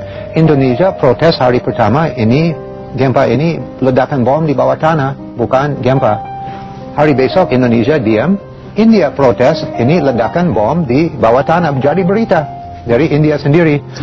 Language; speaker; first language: Indonesian; non-native, learner; English